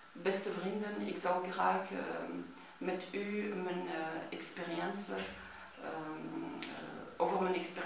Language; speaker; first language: Dutch; non-native, learner; French